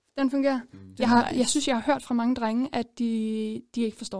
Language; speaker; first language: Danish; native; Danish